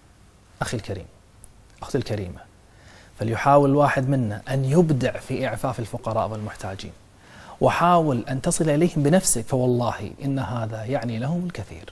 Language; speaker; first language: Arabic; native; Arabic